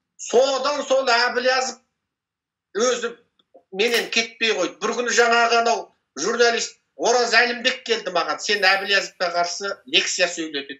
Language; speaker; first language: Kazakh; native; Kazakh